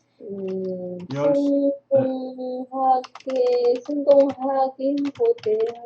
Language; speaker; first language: Korean; non-native, learner; Vietnamese